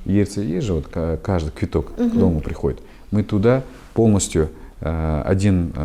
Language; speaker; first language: Russian; non-native, local second language; Kazakh